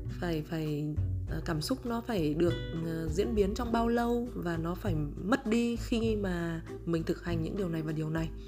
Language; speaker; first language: Vietnamese; native; Vietnamese